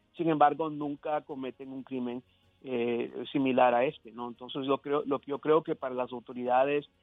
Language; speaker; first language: Spanish; early bilingual, heritage; Spanish